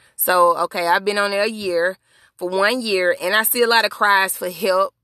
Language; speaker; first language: English; native; English